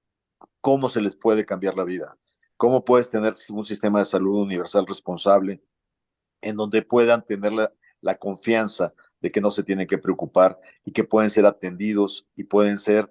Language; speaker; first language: Spanish; native; Spanish